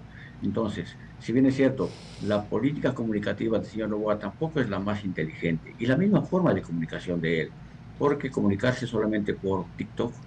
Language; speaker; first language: Spanish; native; Spanish